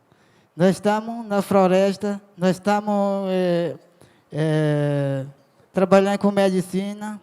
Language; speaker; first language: Portuguese; non-native, local second language; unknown